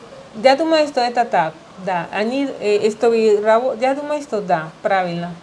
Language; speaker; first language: Russian; non-native, learner; Spanish